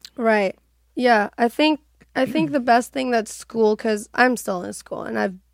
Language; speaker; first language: English; non-native, fluent; Persian